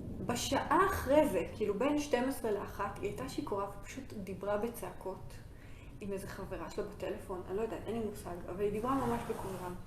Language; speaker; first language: Hebrew; native; Hebrew